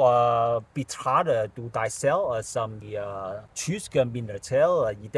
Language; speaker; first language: Danish; non-native, learner; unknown